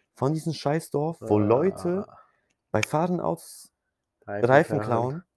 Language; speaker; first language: German; early bilingual, other home language; Polish